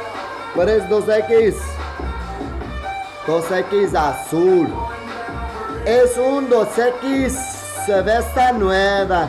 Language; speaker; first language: Spanish; early bilingual, heritage; Spanish